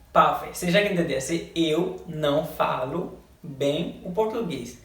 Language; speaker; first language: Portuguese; non-native, learner; Haitian Creole